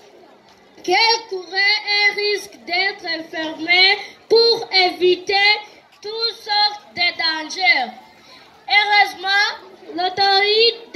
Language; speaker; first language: French; non-native, learner; Kinyarwanda